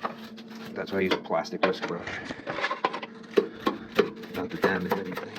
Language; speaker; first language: English; native; English